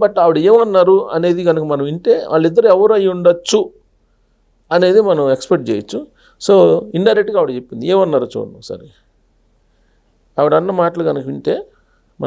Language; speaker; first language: Telugu; native; Telugu